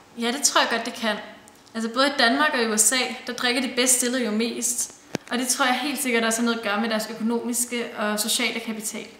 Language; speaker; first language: Danish; native; Danish